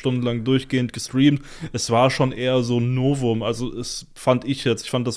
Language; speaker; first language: German; native; German